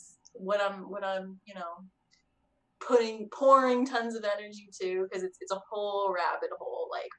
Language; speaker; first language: English; native; English